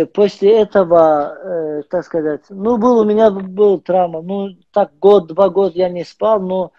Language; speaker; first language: Russian; non-native, learner; Azerbaijani